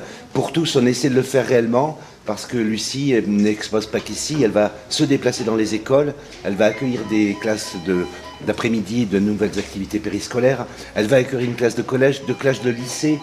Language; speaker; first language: French; native; French